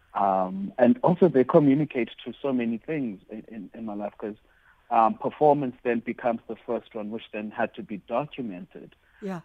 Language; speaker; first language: English; non-native, local second language; Xhosa